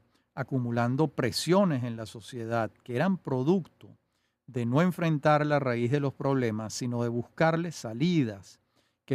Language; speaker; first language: Spanish; native; Spanish